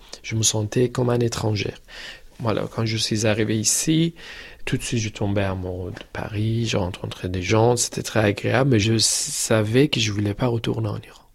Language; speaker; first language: French; non-native, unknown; Persian